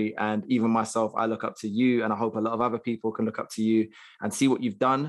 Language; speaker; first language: English; native; English